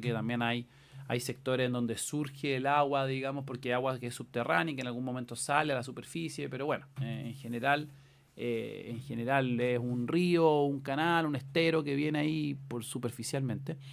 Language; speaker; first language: Spanish; native; Spanish